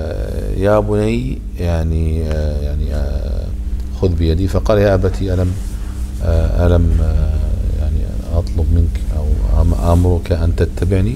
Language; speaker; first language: Arabic; native; Arabic